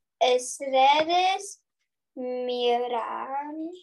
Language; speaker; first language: Spanish; non-native, learner; English